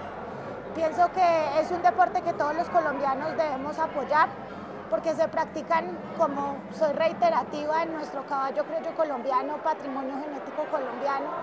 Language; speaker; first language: Spanish; native; Spanish